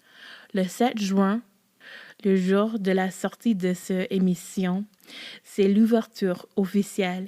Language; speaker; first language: French; non-native, local second language; English